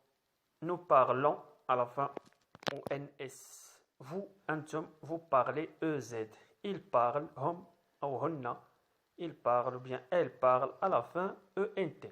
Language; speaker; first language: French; non-native, local second language; Arabic